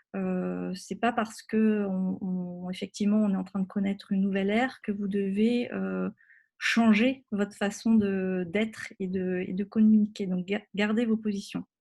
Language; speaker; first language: French; native; French